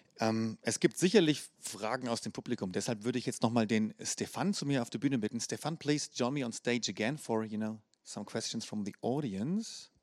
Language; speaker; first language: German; native; German